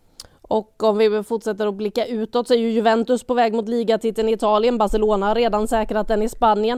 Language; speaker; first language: Swedish; native; Swedish